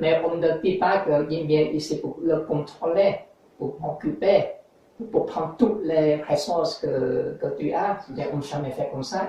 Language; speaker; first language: French; non-native, learner; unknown